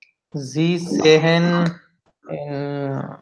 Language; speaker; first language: German; non-native, learner; Hindi